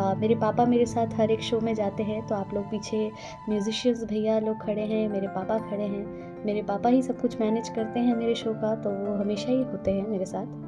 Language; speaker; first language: Hindi; non-native, local second language; Bangla